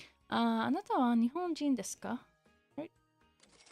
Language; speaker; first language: Japanese; non-native, learner; English